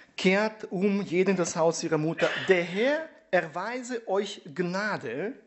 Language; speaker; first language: German; non-native, fluent; Russian